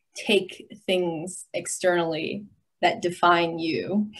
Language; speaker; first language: English; native; English